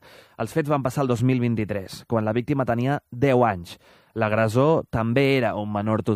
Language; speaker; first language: Catalan; native; Catalan